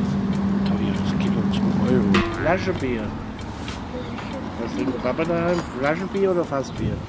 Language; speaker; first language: German; native; German